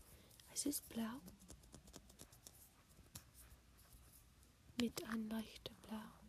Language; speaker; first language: German; non-native, learner; English